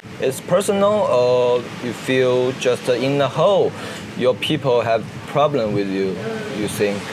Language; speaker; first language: English; non-native, learner; Chinese